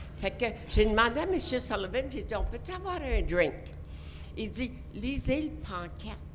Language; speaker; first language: French; non-native, local second language; English